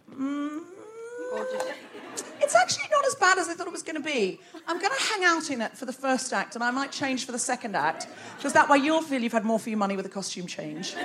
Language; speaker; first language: English; native; English